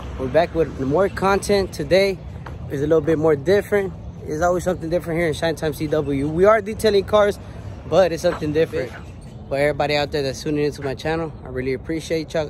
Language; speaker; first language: English; early bilingual, other home language; Spanish